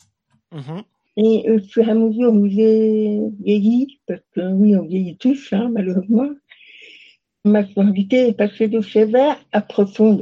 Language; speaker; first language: French; native; French